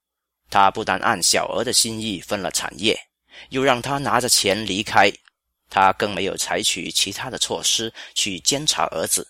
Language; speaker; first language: Chinese; native; Chinese